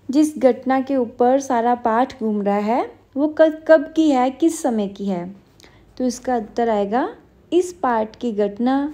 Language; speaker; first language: Hindi; non-native, local second language; Punjabi